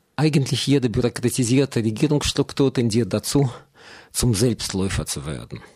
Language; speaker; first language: German; non-native, fluent; Russian